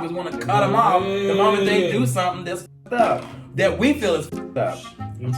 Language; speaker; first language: English; native; English